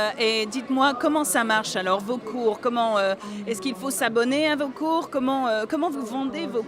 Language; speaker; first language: French; native; French